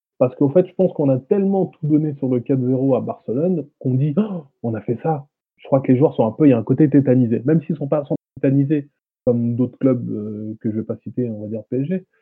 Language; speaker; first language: French; native; French